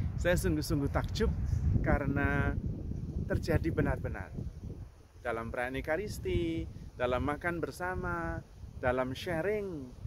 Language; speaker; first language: Indonesian; non-native, local second language; Javanese